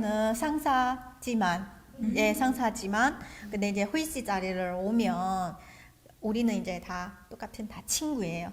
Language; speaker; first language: Korean; non-native, fluent; Chinese